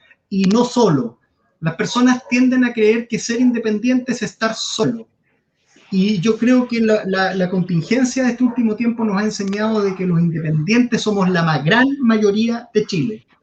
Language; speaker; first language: Spanish; native; Spanish